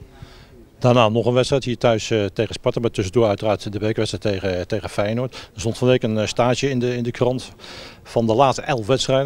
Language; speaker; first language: Dutch; native; Dutch